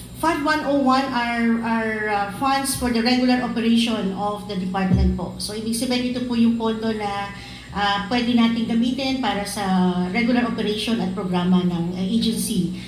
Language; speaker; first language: Filipino; native; Filipino